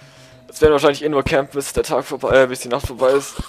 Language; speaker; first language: German; native; German